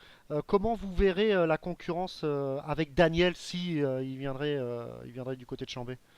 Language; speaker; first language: French; native; French